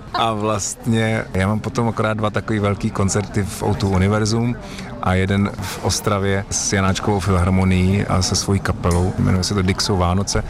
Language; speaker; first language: Czech; native; Czech